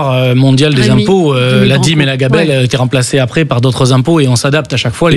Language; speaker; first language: French; native; French